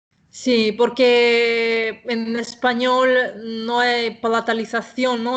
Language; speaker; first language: Spanish; non-native, fluent; Russian